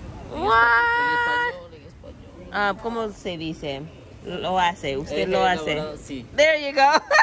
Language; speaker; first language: Spanish; early bilingual, other home language; English